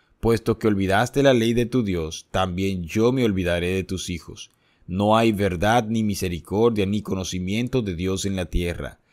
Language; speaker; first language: Spanish; native; Spanish